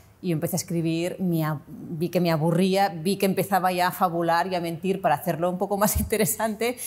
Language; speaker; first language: Spanish; non-native, local second language; Catalan